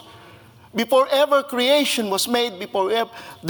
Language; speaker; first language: English; non-native, local second language; Filipino